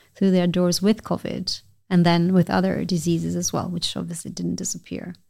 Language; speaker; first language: English; non-native, fluent; Albanian